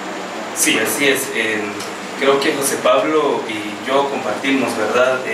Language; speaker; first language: Spanish; native; Spanish